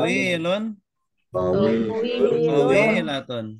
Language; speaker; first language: Arabic; non-native, fluent; Indonesian